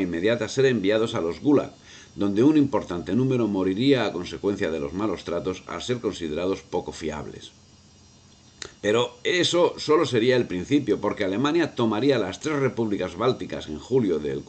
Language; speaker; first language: Spanish; native; Spanish